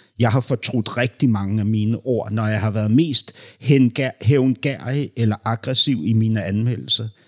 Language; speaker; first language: Danish; native; Danish